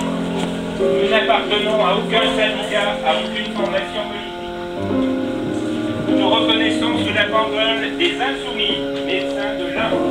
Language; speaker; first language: French; native; French